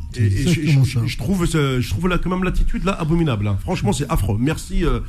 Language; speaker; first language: French; non-native, local second language; Arabic